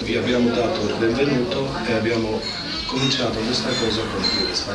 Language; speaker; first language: Italian; non-native, fluent; Albanian